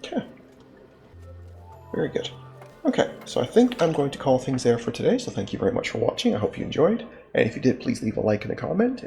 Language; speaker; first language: English; native; English